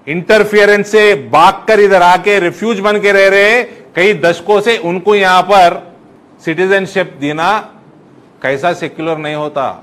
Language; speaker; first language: Hindi; non-native, local second language; Telugu